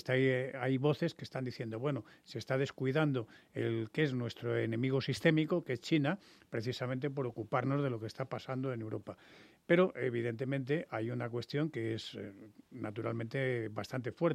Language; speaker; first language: Spanish; native; Spanish